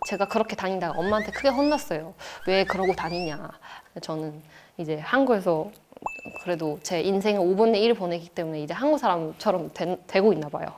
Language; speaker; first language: Korean; non-native, fluent; Chinese